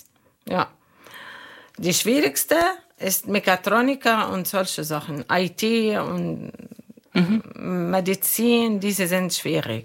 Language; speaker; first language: German; non-native, learner; Arabic